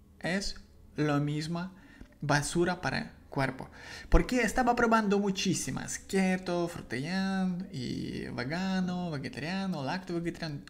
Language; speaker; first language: Spanish; non-native, learner; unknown